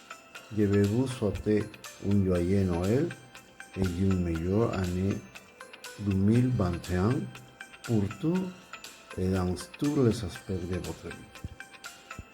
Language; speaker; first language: French; non-native, learner; Spanish